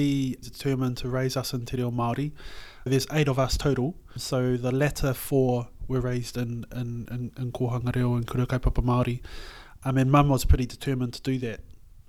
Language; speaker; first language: English; native; English